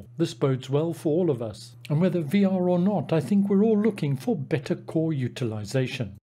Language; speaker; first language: English; native; English